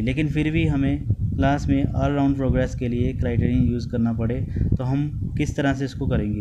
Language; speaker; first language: Hindi; native; Hindi